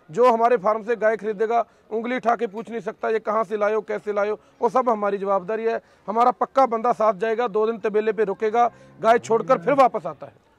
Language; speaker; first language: Hindi; non-native, local second language; Punjabi